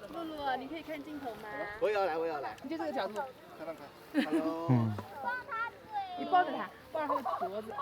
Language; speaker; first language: Chinese; native; Chinese